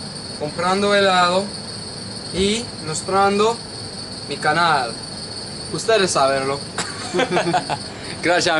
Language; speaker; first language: Spanish; non-native, learner; English